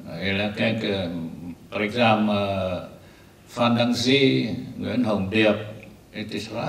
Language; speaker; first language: French; non-native, learner; Vietnamese